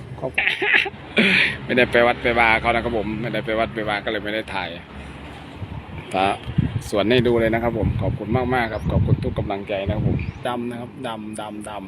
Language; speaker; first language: Thai; native; Thai